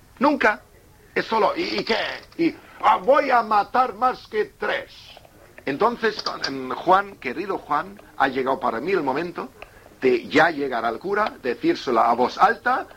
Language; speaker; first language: Spanish; non-native, fluent; German